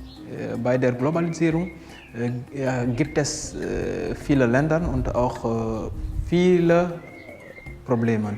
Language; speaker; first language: German; non-native, learner; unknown